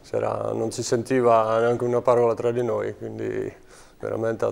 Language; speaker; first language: Italian; non-native, fluent; Czech